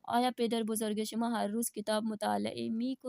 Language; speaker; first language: Persian; non-native, fluent; Urdu